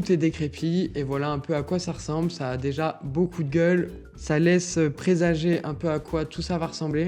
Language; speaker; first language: French; native; French